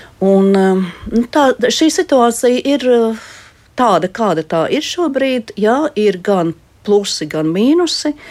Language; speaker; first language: Latvian; native; Latvian